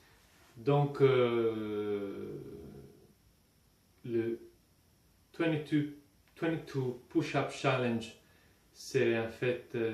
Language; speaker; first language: French; non-native, fluent; Italian